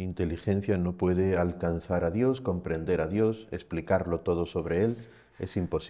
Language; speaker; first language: Spanish; native; Spanish